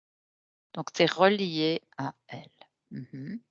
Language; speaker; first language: French; native; French